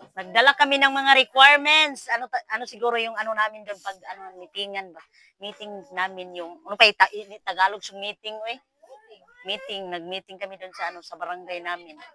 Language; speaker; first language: Filipino; non-native, local second language; Cebuano